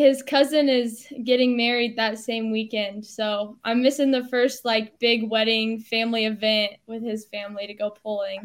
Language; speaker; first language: English; native; English